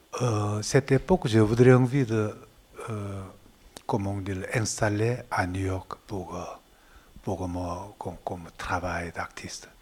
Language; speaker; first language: French; non-native, learner; Korean